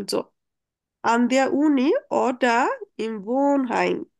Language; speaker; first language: German; non-native, fluent; Bangla